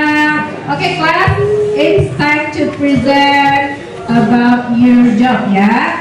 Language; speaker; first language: English; non-native, learner; Indonesian